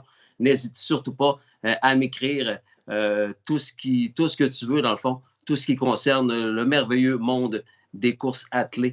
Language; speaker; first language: French; native; French